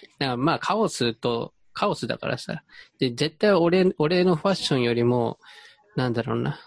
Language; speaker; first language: Japanese; native; Japanese